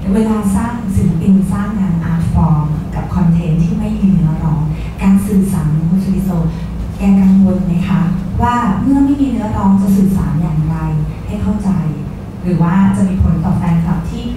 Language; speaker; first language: Thai; native; Thai